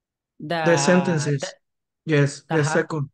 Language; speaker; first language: English; non-native, learner; Spanish